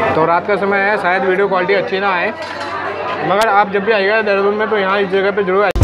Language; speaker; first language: Hindi; native; Hindi